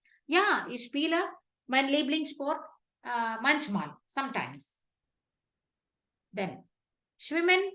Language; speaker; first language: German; non-native, fluent; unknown